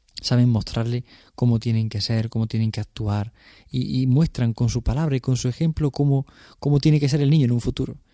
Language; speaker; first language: Spanish; native; Spanish